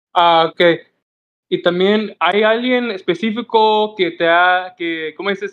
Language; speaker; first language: Spanish; non-native, learner; English